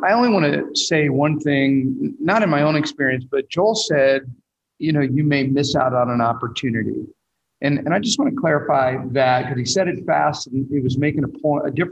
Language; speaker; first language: English; native; English